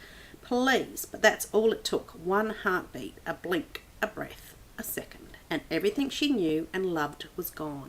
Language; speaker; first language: English; native; English